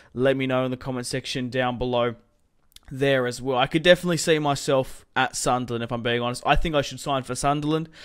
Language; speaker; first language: English; native; English